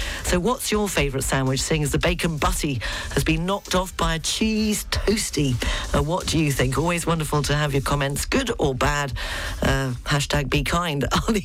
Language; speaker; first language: English; native; English